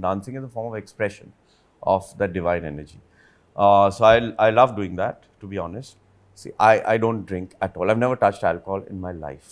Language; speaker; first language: English; non-native, local second language; Hindi